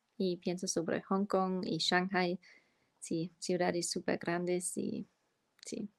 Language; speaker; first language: Spanish; non-native, fluent; German